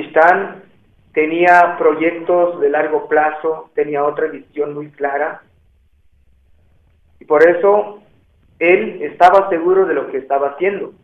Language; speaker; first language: Spanish; non-native, local second language; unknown